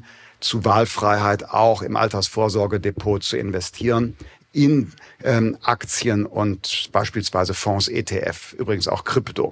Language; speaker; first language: German; native; German